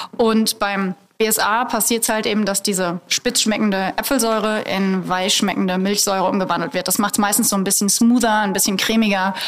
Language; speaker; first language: German; native; German